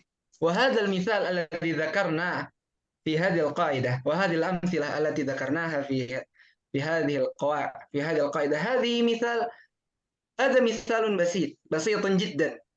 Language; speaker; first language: Arabic; non-native, fluent; Indonesian